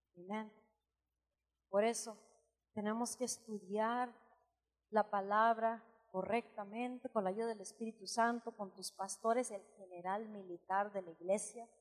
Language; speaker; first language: Spanish; early bilingual, heritage; Spanish